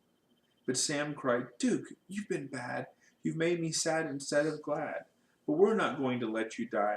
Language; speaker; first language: English; native; English